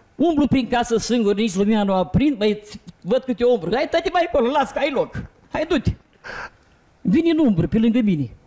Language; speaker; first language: Romanian; native; Romanian